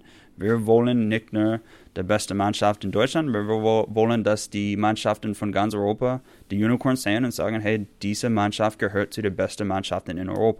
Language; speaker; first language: German; non-native, fluent; English